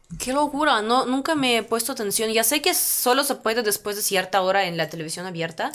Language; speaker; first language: Spanish; non-native, fluent; Russian